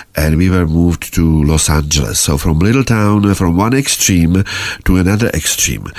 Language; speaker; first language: English; non-native, fluent; Czech